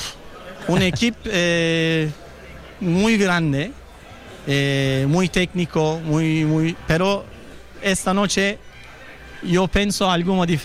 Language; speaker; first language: Spanish; non-native, learner; Turkish